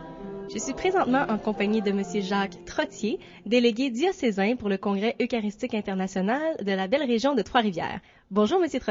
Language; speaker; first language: French; native; French